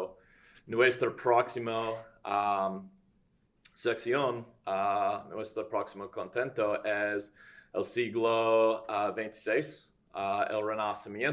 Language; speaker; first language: Spanish; non-native, fluent; English